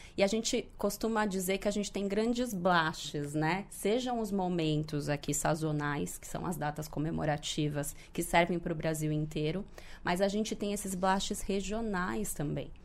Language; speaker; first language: Portuguese; native; Portuguese